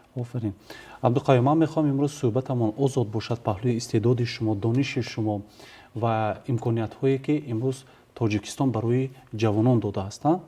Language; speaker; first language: Tajik; native; Tajik